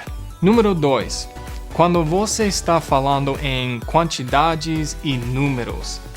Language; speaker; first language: Portuguese; non-native, fluent; English